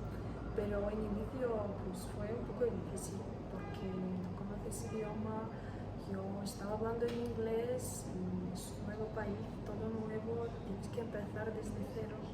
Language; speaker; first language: Spanish; non-native, learner; Ukrainian